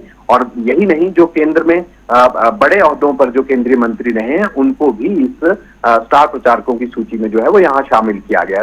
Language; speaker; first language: Hindi; native; Hindi